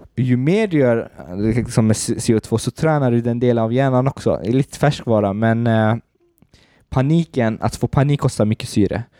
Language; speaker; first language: Swedish; early bilingual, other home language; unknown